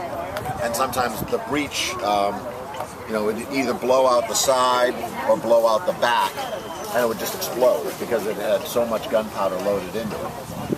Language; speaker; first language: English; native; English